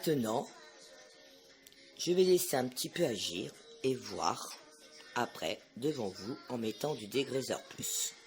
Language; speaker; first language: French; native; French